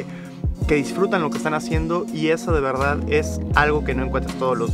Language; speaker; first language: Spanish; native; Spanish